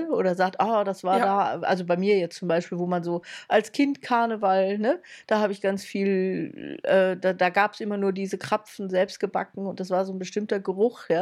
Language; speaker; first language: German; native; German